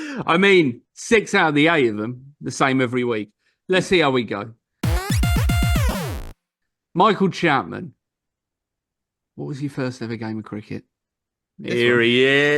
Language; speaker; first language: English; native; English